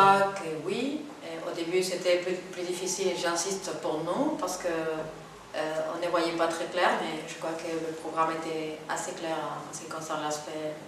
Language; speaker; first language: French; non-native, fluent; Spanish